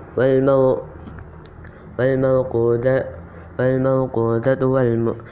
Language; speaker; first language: Arabic; non-native, learner; Indonesian